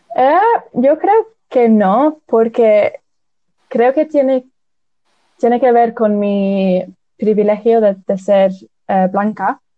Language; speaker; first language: Spanish; non-native, fluent; English